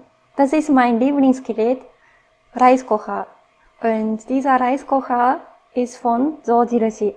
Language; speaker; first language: German; non-native, fluent; Japanese